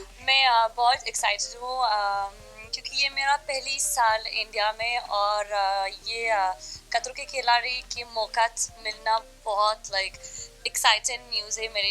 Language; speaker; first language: Hindi; non-native, learner; Arabic